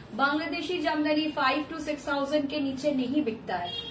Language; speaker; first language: Hindi; non-native, local second language; Bangla